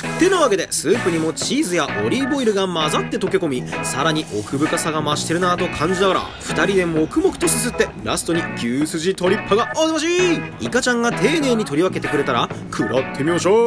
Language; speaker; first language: Japanese; native; Japanese